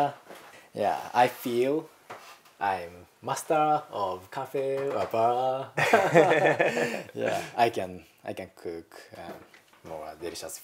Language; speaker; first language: English; non-native, learner; Japanese